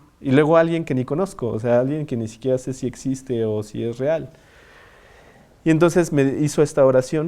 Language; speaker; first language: Spanish; native; Spanish